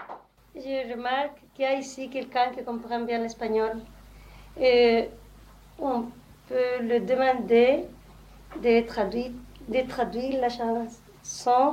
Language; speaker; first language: French; non-native, learner; Spanish